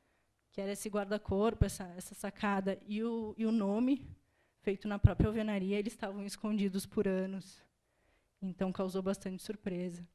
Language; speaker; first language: Portuguese; native; Portuguese